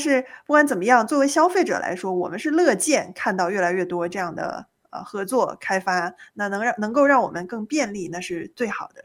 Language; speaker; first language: Chinese; native; Chinese